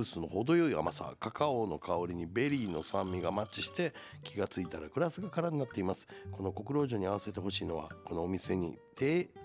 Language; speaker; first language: Japanese; native; Japanese